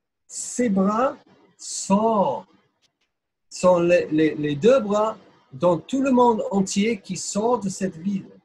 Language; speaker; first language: French; non-native, fluent; English